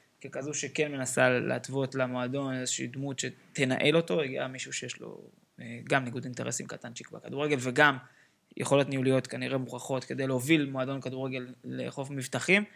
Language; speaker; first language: Hebrew; native; Hebrew